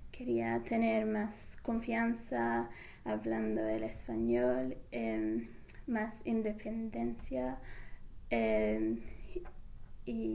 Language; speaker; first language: Spanish; non-native, fluent; English